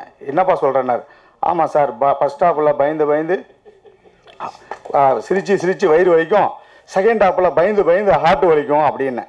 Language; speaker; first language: Tamil; native; Tamil